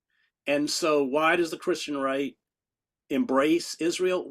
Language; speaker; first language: English; native; English